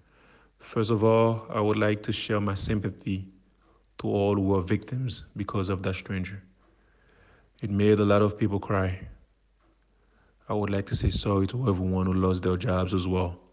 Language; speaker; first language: English; non-native, fluent; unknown